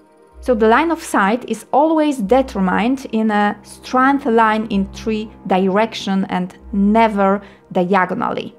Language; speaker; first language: English; non-native, fluent; Polish